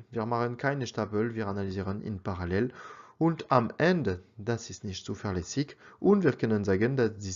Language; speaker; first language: German; non-native, learner; French